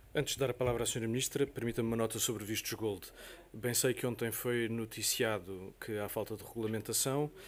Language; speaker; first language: Portuguese; native; Portuguese